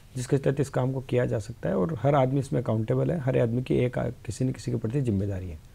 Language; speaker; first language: Hindi; native; Hindi